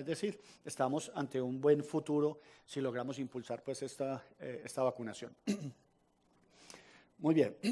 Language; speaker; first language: Spanish; native; Spanish